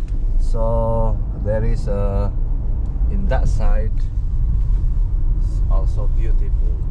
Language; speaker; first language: English; non-native, learner; Indonesian